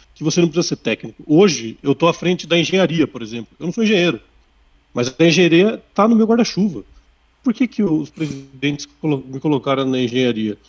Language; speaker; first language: Portuguese; native; Portuguese